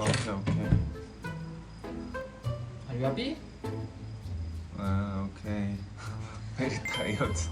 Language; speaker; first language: English; non-native, learner; Korean